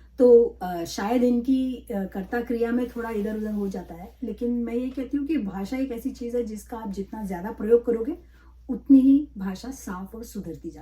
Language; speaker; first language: Hindi; non-native, local second language; Malayalam